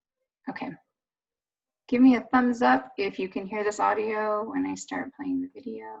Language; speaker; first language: English; native; English